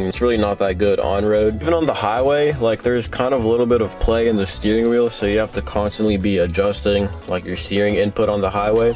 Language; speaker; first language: English; native; English